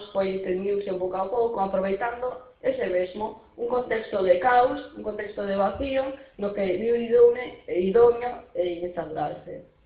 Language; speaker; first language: Galician; non-native, fluent; Arabic